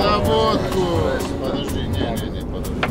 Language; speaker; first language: Russian; non-native, local second language; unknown